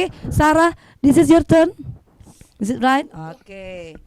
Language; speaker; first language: English; non-native, learner; Indonesian